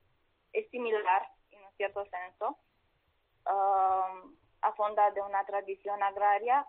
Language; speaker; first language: Spanish; non-native, fluent; Romanian